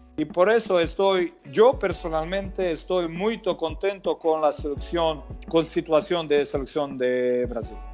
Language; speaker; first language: Spanish; non-native, fluent; Croatian